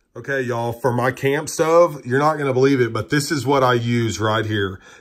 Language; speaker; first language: English; native; English